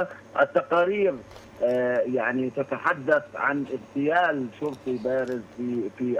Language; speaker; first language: Arabic; native; Arabic